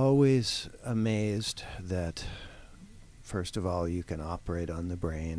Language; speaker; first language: English; native; English